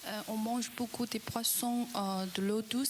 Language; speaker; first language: French; non-native, learner; Chinese